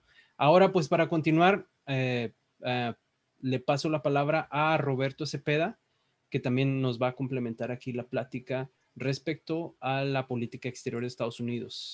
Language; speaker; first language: Spanish; native; Spanish